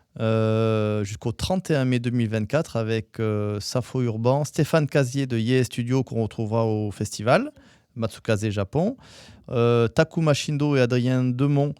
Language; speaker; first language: French; native; French